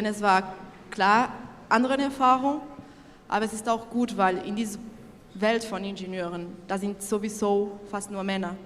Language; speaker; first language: German; non-native, local second language; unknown